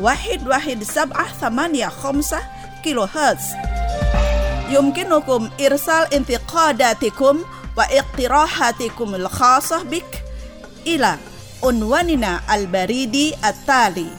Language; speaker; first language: Arabic; non-native, learner; Indonesian